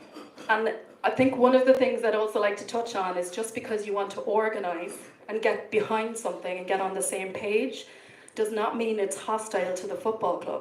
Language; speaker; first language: English; native; English